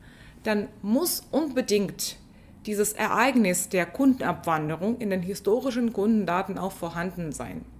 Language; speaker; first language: German; non-native, fluent; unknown